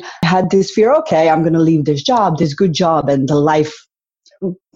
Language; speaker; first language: English; non-native, fluent; Slovenian